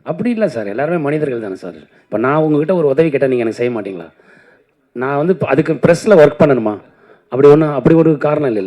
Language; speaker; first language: Tamil; native; Tamil